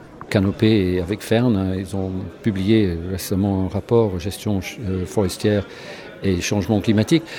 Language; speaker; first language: French; native; French